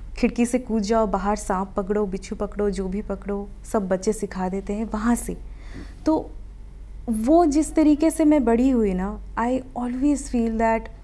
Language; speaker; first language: Hindi; non-native, local second language; Odia